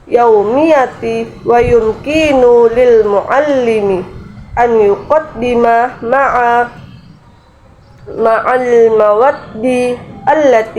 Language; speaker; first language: Arabic; non-native, learner; Indonesian